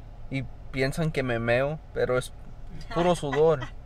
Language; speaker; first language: Spanish; early bilingual, heritage; Spanish